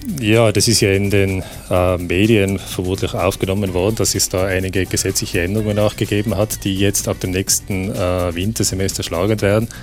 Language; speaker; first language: German; native; German